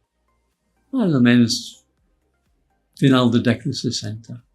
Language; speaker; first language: Portuguese; non-native, fluent; English